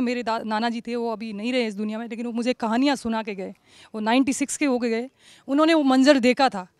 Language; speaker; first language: Hindi; native; Hindi